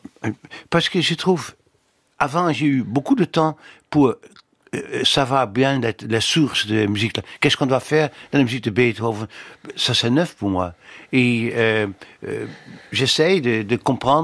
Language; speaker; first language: French; non-native, fluent; Dutch